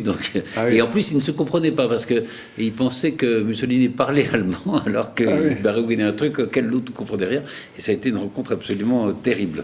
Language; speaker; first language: French; native; French